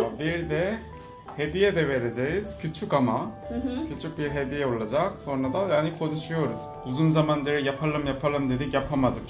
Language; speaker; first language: Turkish; non-native, learner; Korean